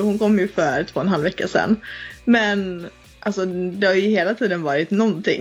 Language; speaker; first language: Swedish; native; Swedish